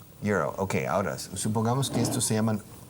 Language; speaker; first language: Spanish; non-native, fluent; English